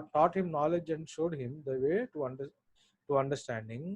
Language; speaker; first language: English; non-native, local second language; Telugu